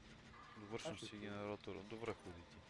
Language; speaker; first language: Bulgarian; native; Bulgarian